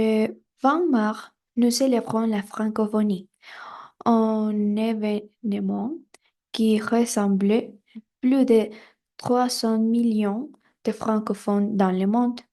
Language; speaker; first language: French; non-native, fluent; Spanish